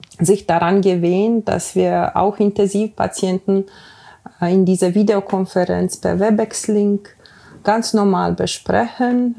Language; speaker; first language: German; non-native, fluent; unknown